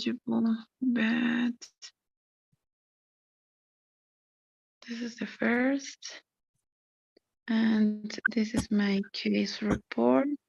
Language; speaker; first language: English; non-native, learner; Spanish